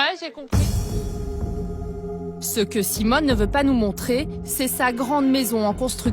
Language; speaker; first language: French; native; French